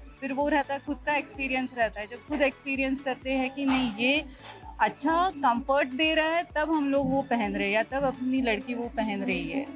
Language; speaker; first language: Hindi; non-native, local second language; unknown